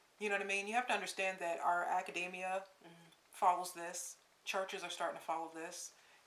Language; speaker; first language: English; native; English